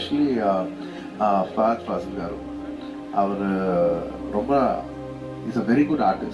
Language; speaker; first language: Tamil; non-native, learner; Telugu